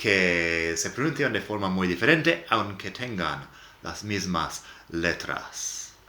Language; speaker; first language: Spanish; non-native, fluent; English